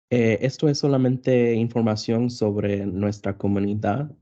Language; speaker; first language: Spanish; early bilingual, other home language; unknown